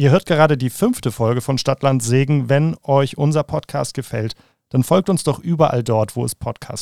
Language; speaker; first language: German; native; German